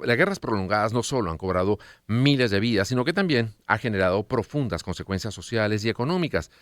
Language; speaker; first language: Spanish; native; Spanish